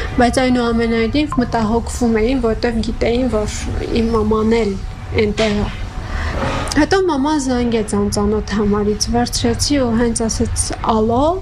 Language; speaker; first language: Armenian; native; Armenian